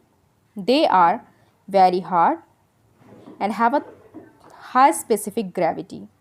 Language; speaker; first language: English; non-native, local second language; Hindi